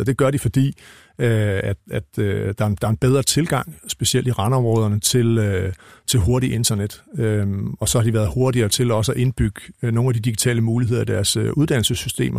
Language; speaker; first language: Danish; native; Danish